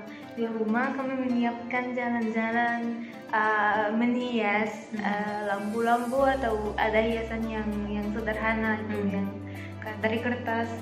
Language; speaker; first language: Indonesian; non-native, fluent; Arabic